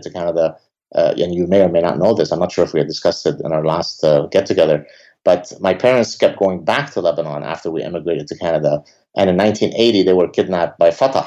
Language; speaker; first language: English; early bilingual, other home language; Arabic